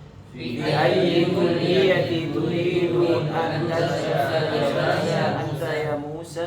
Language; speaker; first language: Arabic; non-native, learner; Indonesian